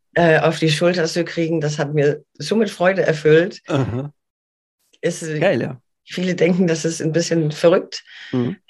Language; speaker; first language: German; non-native, fluent; Danish